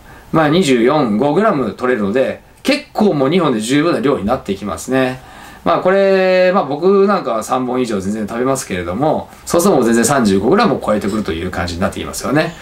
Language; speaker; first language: Japanese; native; Japanese